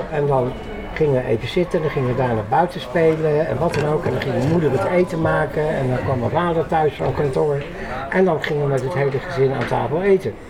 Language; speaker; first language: Dutch; native; Dutch